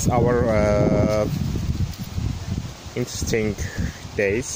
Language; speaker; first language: English; non-native, learner; Armenian